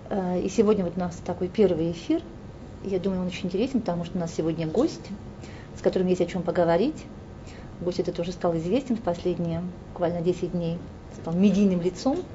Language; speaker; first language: Russian; native; Russian